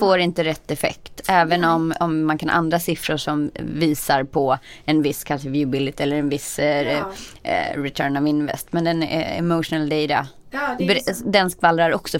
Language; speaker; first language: Swedish; native; Swedish